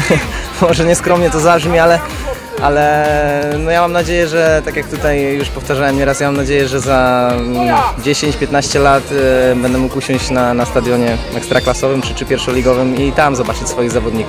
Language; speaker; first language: Polish; native; Polish